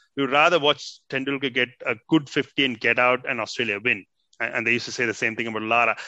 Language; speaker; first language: English; non-native, local second language; Tamil